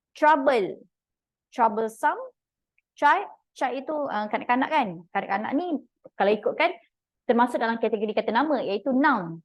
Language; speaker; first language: Malay; native; Malay